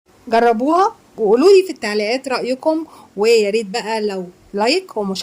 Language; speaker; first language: Arabic; native; Arabic